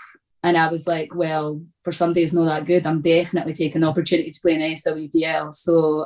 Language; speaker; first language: English; native; English